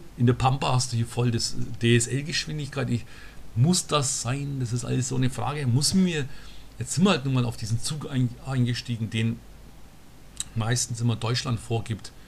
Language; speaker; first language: German; early bilingual, other home language; Turkish